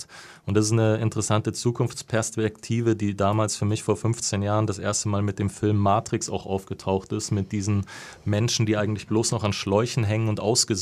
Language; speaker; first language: German; native; German